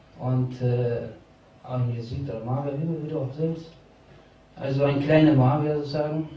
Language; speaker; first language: German; early bilingual, other home language; Albanian